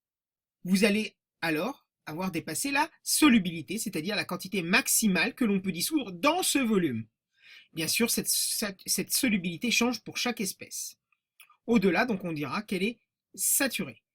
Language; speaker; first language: French; native; French